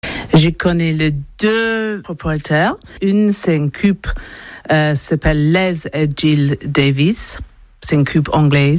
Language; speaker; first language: French; non-native, learner; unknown